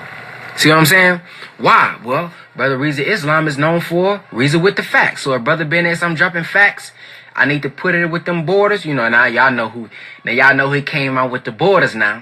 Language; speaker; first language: English; native; English